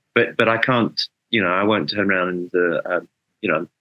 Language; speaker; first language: English; native; English